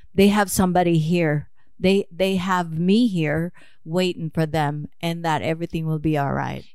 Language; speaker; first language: English; non-native, local second language; Filipino